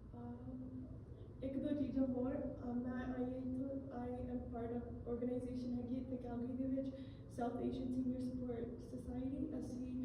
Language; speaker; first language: Punjabi; early bilingual, heritage; Punjabi